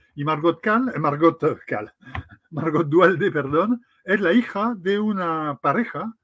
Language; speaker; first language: Spanish; non-native, fluent; French